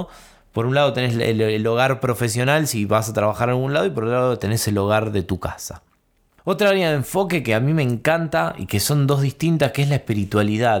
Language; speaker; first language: Spanish; native; Spanish